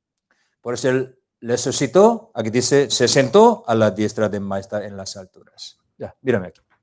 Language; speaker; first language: Spanish; non-native, learner; Korean